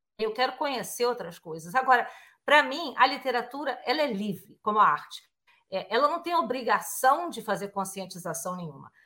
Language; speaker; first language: Portuguese; native; Portuguese